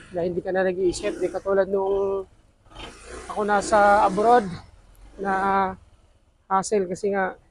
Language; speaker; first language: Filipino; native; Filipino